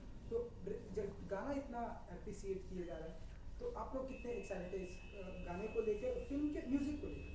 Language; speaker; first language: Hindi; native; Hindi